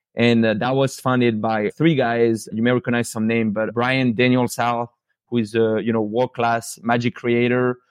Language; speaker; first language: English; non-native, fluent; French